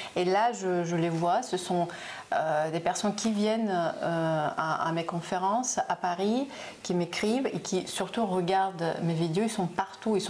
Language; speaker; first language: French; non-native, fluent; Russian